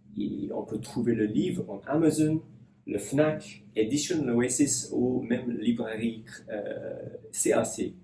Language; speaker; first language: French; non-native, fluent; English